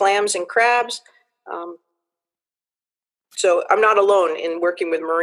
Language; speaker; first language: English; native; English